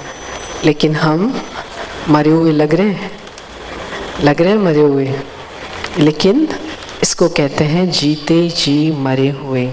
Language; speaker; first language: Hindi; native; Hindi